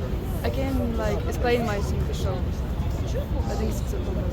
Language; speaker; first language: English; non-native, learner; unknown